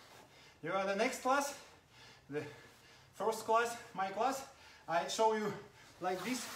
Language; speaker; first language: English; non-native, learner; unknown